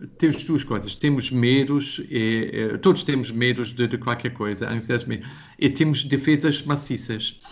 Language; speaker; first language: Portuguese; non-native, fluent; German